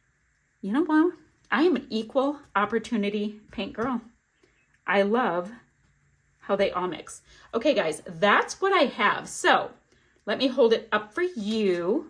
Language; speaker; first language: English; native; English